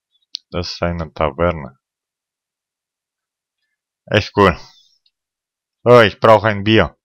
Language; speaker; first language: German; non-native, fluent; Russian